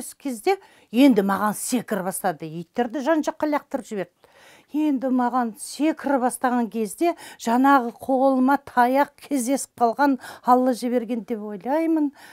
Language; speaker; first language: Kazakh; non-native, local second language; German